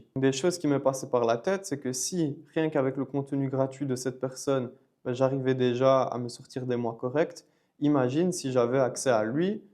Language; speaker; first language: French; native; French